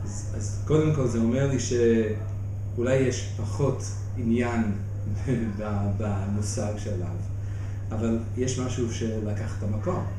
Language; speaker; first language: Hebrew; non-native, fluent; English